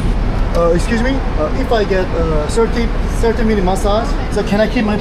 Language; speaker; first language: English; non-native, learner; Korean